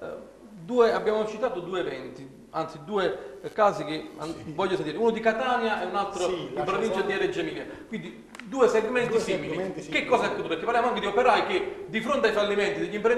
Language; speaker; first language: Italian; native; Italian